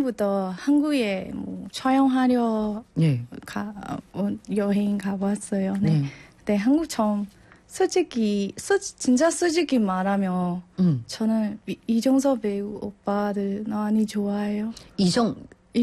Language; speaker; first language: Korean; non-native, learner; Burmese